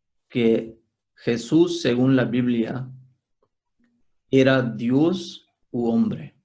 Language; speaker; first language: Spanish; non-native, fluent; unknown